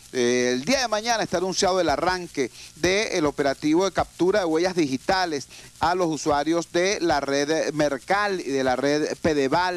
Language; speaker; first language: Spanish; native; Spanish